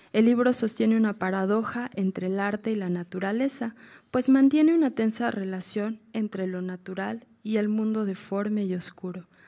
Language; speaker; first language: Spanish; native; Spanish